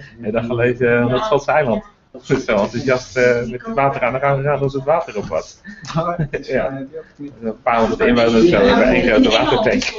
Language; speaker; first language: Dutch; native; Dutch